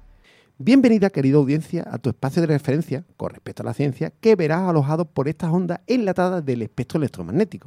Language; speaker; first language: Spanish; native; Spanish